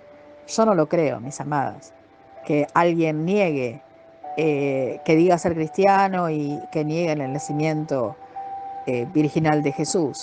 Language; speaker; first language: Spanish; native; Spanish